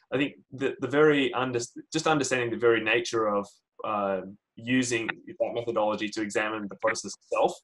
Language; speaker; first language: English; native; English